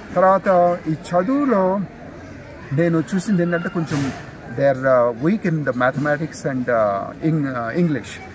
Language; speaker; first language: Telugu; native; Telugu